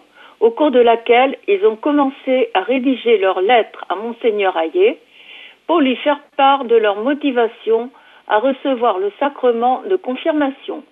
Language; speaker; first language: French; native; French